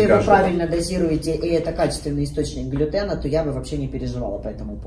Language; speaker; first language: Russian; native; Russian